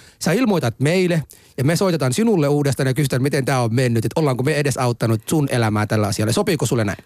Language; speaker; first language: Finnish; non-native, fluent; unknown